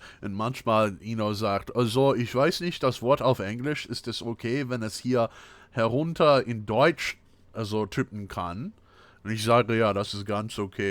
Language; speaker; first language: German; non-native, fluent; English